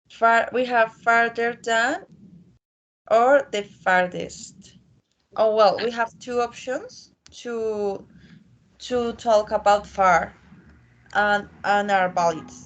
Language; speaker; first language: English; non-native, learner; Spanish